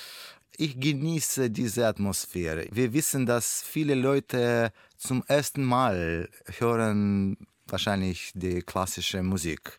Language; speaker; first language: German; non-native, learner; Russian